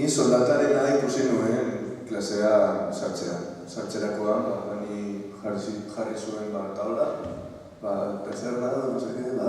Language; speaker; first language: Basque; non-native, local second language; Spanish